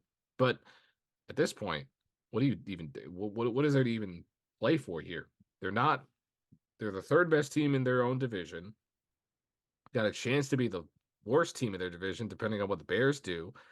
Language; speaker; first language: English; native; English